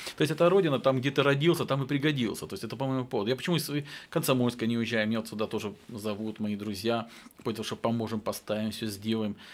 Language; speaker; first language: Russian; native; Russian